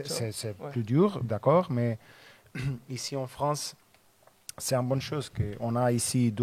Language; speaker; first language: French; non-native, learner; Portuguese